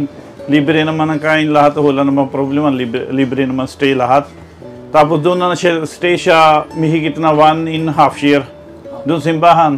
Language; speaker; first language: Filipino; non-native, learner; Punjabi